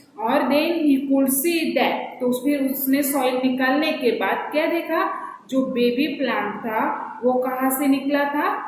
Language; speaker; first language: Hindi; non-native, local second language; Marathi